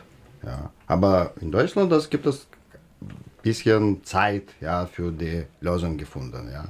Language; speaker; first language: German; non-native, learner; Russian